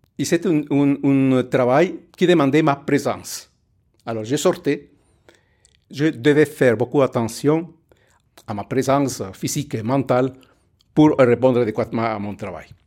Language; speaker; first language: French; non-native, fluent; Spanish